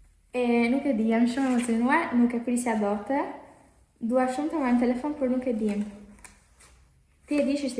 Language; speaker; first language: Albanian; early bilingual, heritage; Albanian